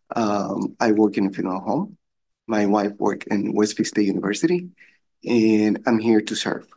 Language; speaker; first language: English; non-native, fluent; Spanish